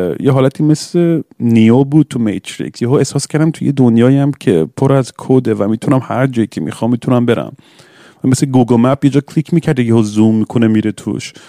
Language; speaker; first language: Persian; early bilingual, heritage; English